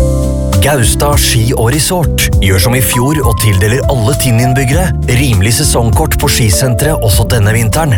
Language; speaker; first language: Norwegian; native; Norwegian